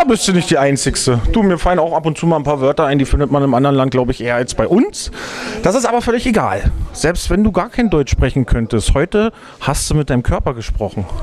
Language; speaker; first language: German; native; German